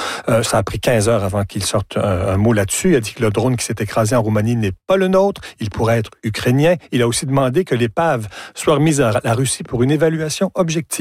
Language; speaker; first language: French; native; French